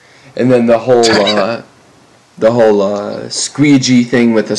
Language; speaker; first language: English; native; English